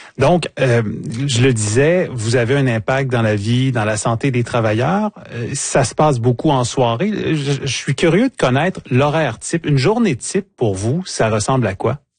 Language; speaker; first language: French; native; French